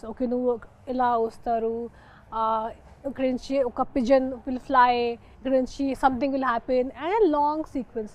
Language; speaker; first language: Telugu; non-native, fluent; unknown